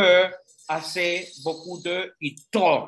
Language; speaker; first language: French; non-native, learner; Spanish